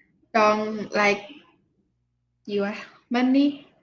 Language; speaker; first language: English; non-native, learner; Vietnamese